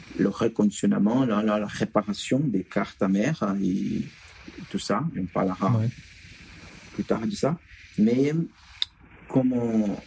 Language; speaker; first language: French; non-native, fluent; Portuguese